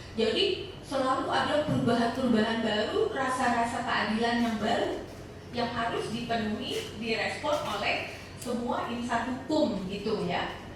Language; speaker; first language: Indonesian; native; Indonesian